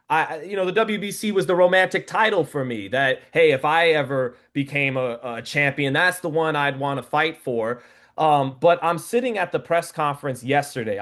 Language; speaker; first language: English; native; English